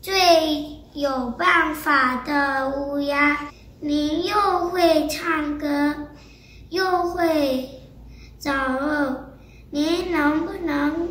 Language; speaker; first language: Chinese; early bilingual, heritage; Chinese